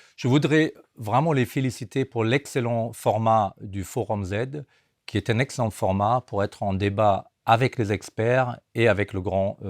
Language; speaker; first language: French; non-native, fluent; German